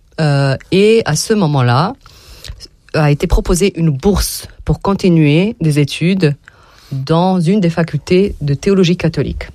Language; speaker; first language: French; non-native, fluent; Serbian